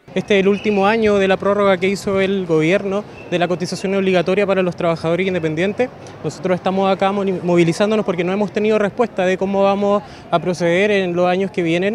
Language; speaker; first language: Spanish; native; Spanish